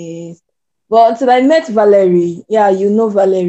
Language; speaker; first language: English; non-native, local second language; Igbo